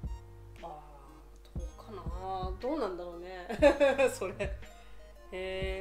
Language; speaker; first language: Japanese; native; Japanese